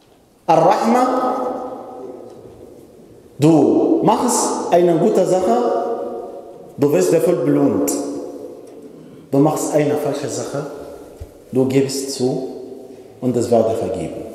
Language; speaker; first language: German; non-native, fluent; Arabic